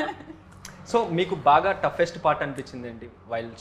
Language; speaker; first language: Telugu; native; Telugu